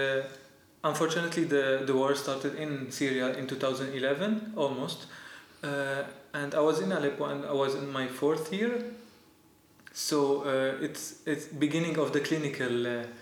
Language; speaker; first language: English; non-native, fluent; Arabic